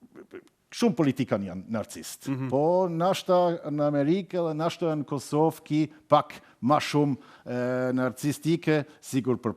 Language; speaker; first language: Albanian; non-native, learner; German